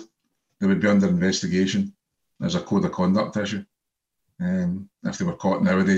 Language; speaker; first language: English; native; English